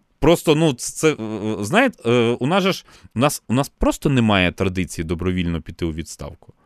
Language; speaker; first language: Ukrainian; non-native, local second language; Russian